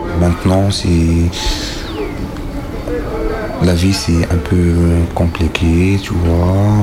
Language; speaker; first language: French; non-native, learner; Arabic